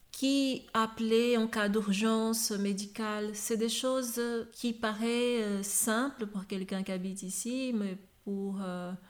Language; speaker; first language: French; non-native, fluent; Portuguese